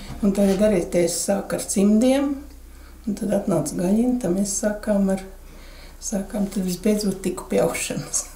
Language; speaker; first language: Latvian; native; Latvian